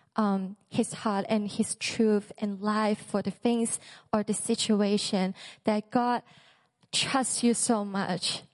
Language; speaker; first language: English; non-native, local second language; Cantonese